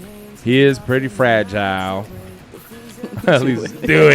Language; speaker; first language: English; native; English